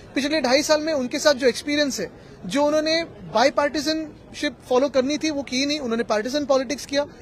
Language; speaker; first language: Hindi; non-native, local second language; Marathi